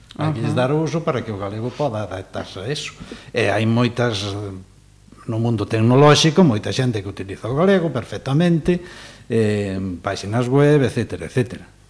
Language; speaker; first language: Galician; native; Galician